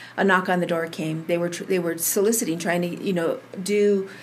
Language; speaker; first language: English; early bilingual, other home language; Spanish